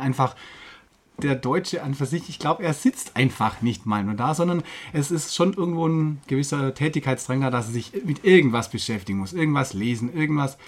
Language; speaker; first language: German; native; German